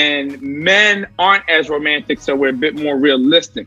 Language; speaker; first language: English; native; English